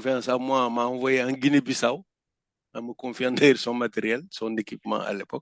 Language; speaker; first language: French; non-native, local second language; Fula